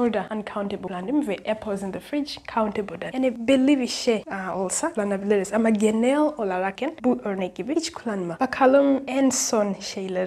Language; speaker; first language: Turkish; non-native, learner; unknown